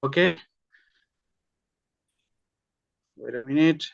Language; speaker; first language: English; non-native, learner; Indonesian